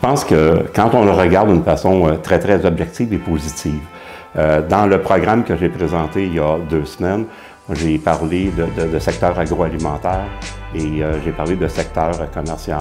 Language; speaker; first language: French; native; French